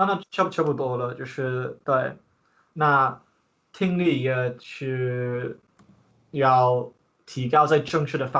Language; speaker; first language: Chinese; non-native, learner; English